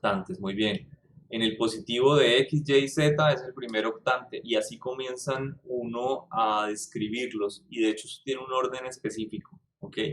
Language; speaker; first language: Spanish; native; Spanish